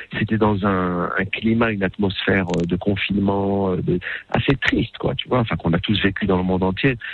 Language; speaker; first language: French; native; French